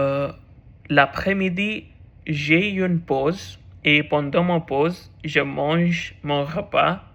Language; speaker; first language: French; non-native, learner; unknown